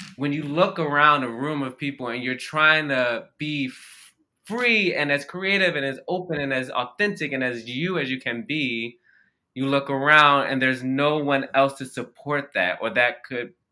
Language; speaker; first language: English; native; English